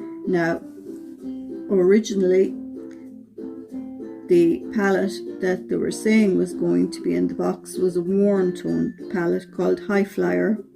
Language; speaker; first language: English; native; English